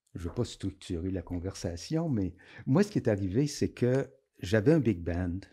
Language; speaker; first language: French; native; French